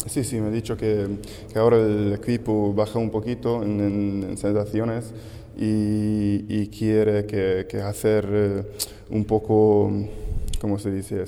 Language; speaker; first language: Spanish; non-native, learner; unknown